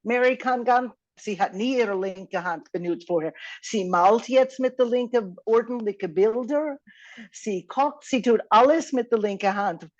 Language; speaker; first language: German; non-native, fluent; English